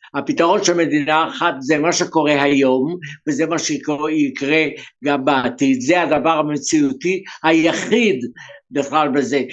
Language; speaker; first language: Hebrew; native; Hebrew